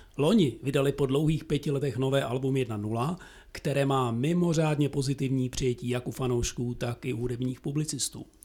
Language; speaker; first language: Czech; native; Czech